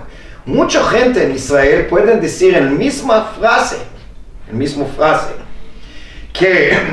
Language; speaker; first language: Spanish; non-native, fluent; Hebrew